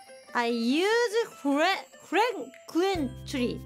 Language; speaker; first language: English; non-native, learner; Japanese